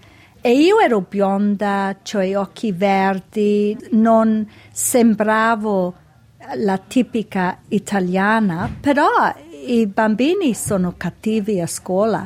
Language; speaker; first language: Italian; early bilingual, heritage; Italian